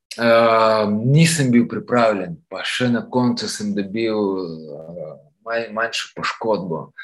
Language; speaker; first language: Slovenian; non-native, fluent; Ukrainian